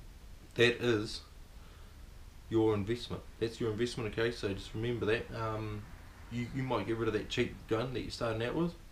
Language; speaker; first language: English; native; English